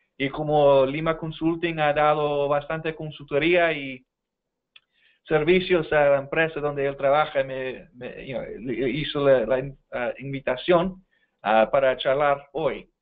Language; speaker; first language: Spanish; non-native, fluent; English